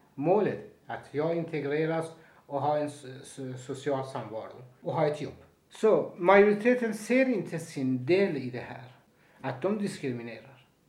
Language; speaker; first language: Swedish; non-native, fluent; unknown